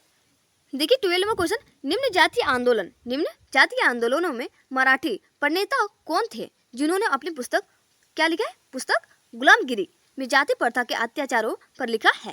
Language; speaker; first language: Hindi; native; Hindi